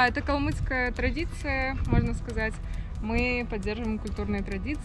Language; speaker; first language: Russian; native; Russian